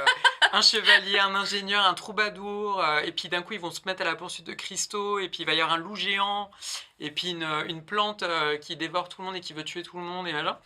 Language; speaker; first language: French; native; French